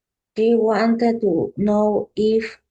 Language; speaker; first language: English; non-native, learner; Spanish